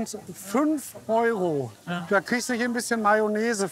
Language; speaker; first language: German; native; German